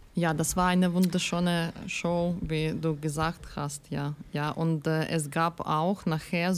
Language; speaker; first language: German; non-native, learner; Ukrainian